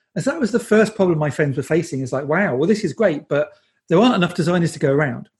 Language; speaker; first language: English; native; English